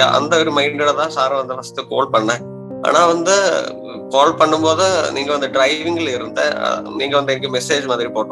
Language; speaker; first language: Tamil; non-native, learner; Malayalam